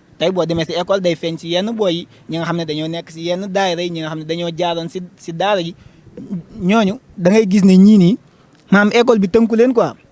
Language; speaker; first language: Wolof; non-native, local second language; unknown